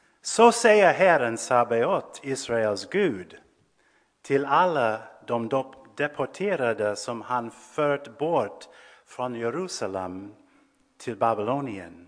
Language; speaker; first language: Swedish; non-native, fluent; English